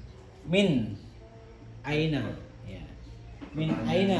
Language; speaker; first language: Arabic; non-native, fluent; Indonesian